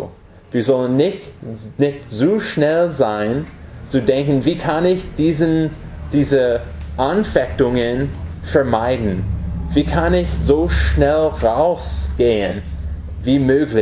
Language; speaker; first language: German; non-native, fluent; English